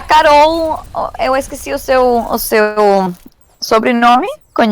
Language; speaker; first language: Portuguese; non-native, learner; Spanish